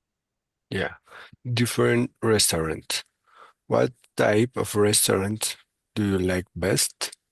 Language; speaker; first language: English; non-native, learner; Spanish